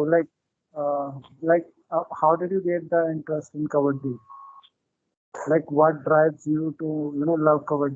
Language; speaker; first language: English; non-native, local second language; Hindi